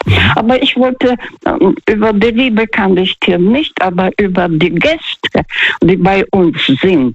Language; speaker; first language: German; non-native, fluent; Russian